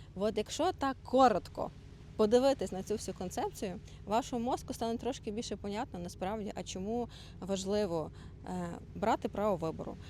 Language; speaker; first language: Ukrainian; non-native, local second language; Russian